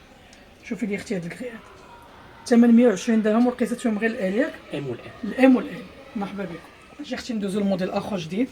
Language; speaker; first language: Arabic; native; Arabic